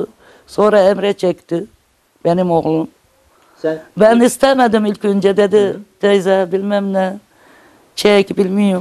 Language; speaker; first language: Turkish; non-native, local second language; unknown